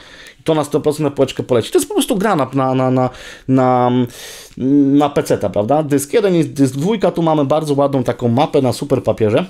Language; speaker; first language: Polish; native; Polish